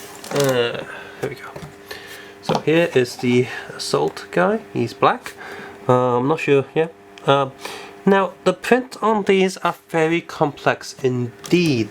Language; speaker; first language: English; native; English